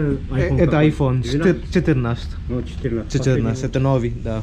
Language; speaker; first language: Russian; non-native, learner; Tamil